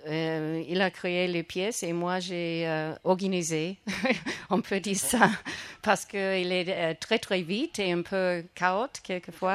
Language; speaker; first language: French; non-native, fluent; English